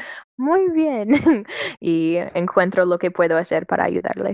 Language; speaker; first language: Spanish; non-native, fluent; English